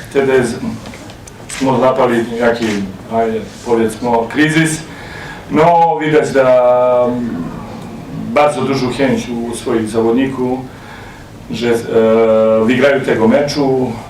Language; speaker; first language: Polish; non-native, learner; Serbian